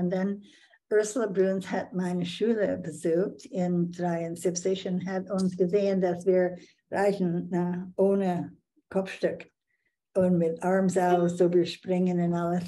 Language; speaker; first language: German; non-native, fluent; English